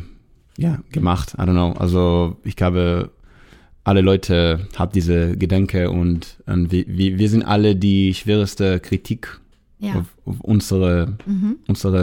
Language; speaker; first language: German; non-native, learner; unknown